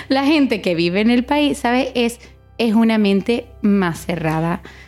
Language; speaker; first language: Spanish; early bilingual, heritage; Spanish